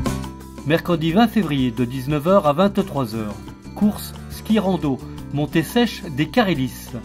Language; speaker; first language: French; native; French